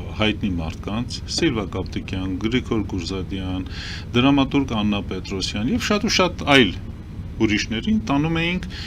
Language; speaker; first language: Armenian; early bilingual, heritage; Armenian